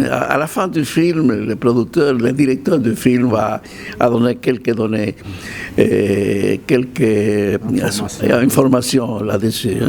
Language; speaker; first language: French; non-native, fluent; Spanish